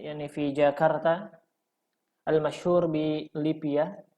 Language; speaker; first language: Arabic; non-native, fluent; Indonesian